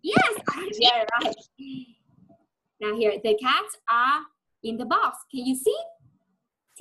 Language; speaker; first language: English; non-native, fluent; Vietnamese